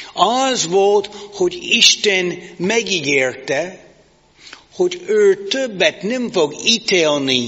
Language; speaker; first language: Hungarian; non-native, fluent; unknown